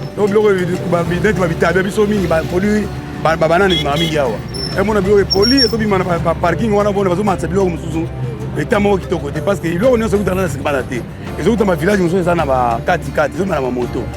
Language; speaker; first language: Lingala; non-native, local second language; Kongo